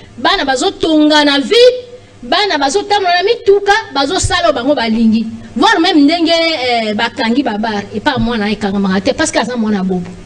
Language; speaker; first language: Lingala; native; Lingala